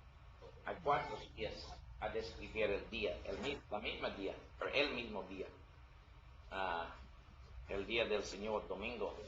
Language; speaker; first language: Spanish; non-native, learner; English